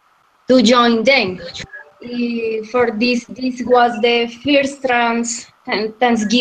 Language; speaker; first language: English; non-native, learner; Spanish